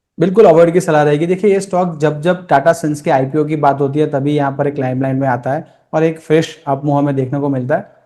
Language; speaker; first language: Hindi; non-native, local second language; Gujarati